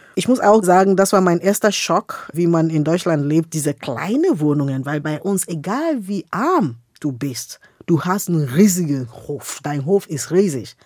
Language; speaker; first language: German; non-native, fluent; Igbo